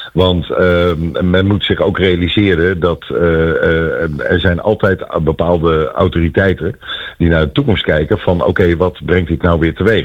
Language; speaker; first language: Dutch; native; Dutch